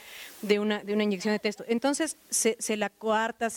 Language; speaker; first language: Spanish; native; Spanish